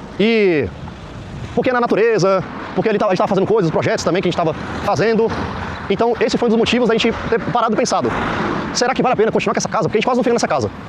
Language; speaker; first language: Portuguese; native; Portuguese